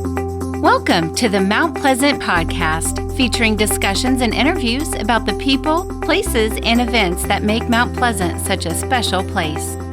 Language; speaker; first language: English; native; English